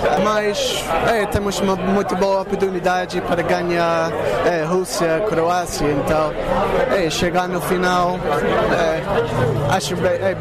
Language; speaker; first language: Portuguese; non-native, fluent; English